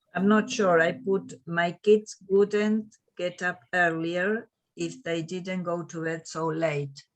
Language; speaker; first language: English; non-native, learner; Spanish